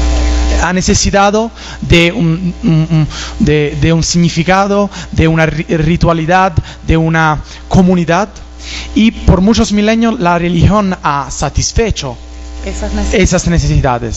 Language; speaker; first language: Spanish; non-native, fluent; Italian